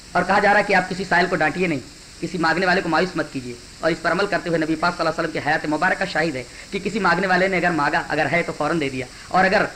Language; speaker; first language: Urdu; native; Urdu